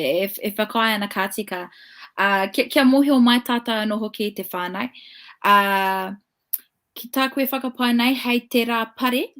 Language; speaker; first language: Māori; non-native, local second language; English